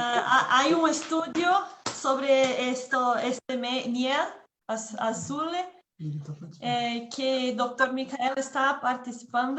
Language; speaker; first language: Spanish; non-native, learner; Portuguese